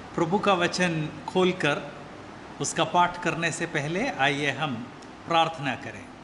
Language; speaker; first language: Hindi; native; Hindi